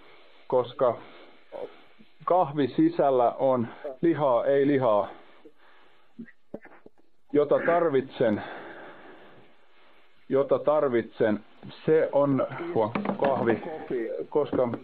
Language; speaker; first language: Finnish; non-native, learner; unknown